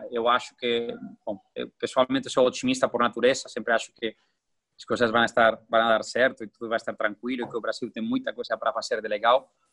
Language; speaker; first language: Portuguese; non-native, fluent; Spanish